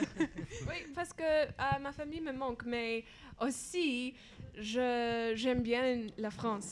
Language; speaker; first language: French; non-native, learner; English